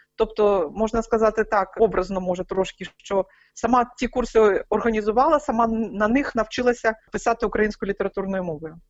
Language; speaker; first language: Ukrainian; native; Ukrainian